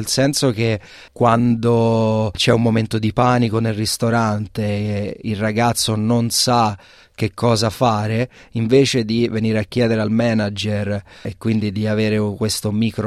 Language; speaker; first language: Italian; native; Italian